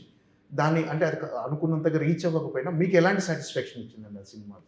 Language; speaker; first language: Telugu; native; Telugu